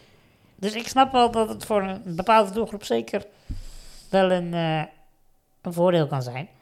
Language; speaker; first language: Dutch; native; Dutch